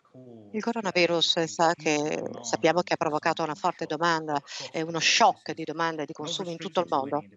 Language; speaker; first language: Italian; non-native, fluent; German